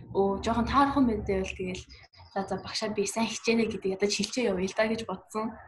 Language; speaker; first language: Mongolian; early bilingual, heritage; Mongolian